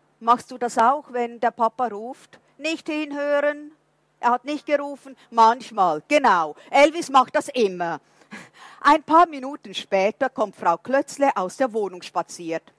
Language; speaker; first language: German; non-native, fluent; Portuguese